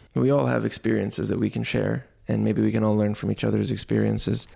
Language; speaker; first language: English; early bilingual, other home language; Arabic